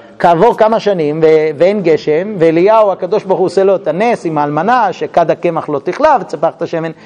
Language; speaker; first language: Hebrew; non-native, fluent; English